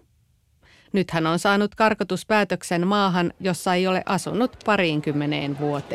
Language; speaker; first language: Finnish; native; Finnish